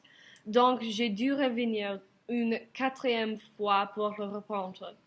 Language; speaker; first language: French; non-native, learner; English